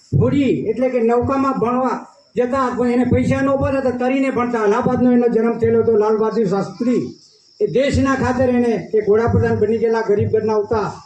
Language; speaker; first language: Gujarati; non-native, local second language; Kukna